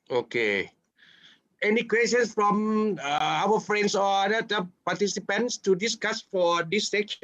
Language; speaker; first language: English; non-native, fluent; Thai